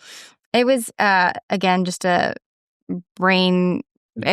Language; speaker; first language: English; native; English